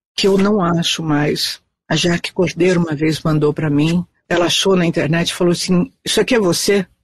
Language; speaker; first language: Portuguese; native; Portuguese